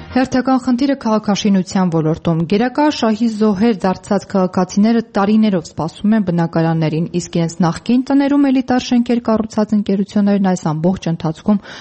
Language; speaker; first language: Armenian; native; Armenian